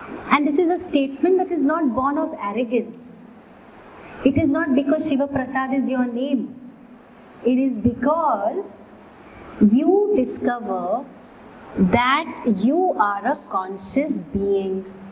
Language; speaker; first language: English; non-native, local second language; Tamil